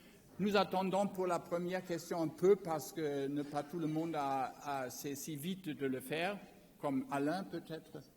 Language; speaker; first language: French; non-native, learner; German